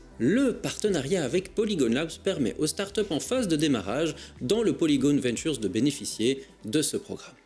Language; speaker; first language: French; native; French